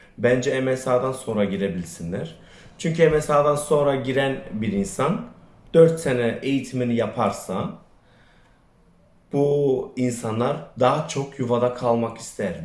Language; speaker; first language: Turkish; early bilingual, other home language; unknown